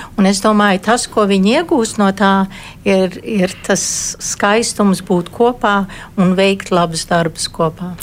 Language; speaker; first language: Latvian; early bilingual, heritage; Latvian